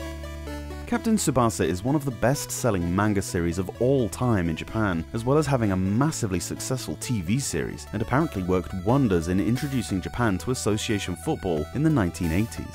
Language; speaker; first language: English; native; English